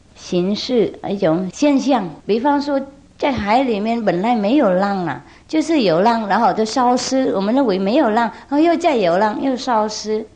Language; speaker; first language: Chinese; non-native, fluent; Vietnamese